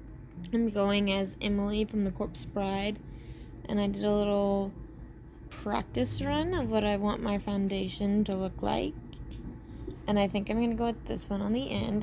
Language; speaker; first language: English; native; English